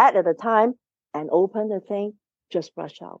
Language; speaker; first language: English; non-native, local second language; Cantonese